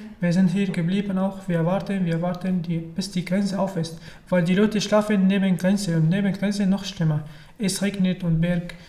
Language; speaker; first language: German; non-native, learner; Arabic